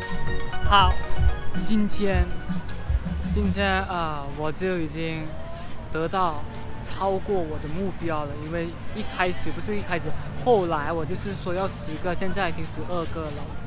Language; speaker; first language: Chinese; non-native, learner; Thai